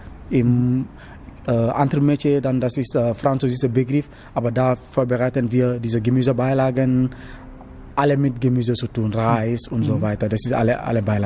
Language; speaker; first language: German; non-native, learner; Wolof